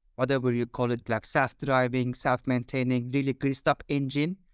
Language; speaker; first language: English; non-native, fluent; Turkish